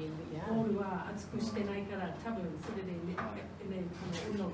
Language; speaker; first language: Japanese; non-native, fluent; English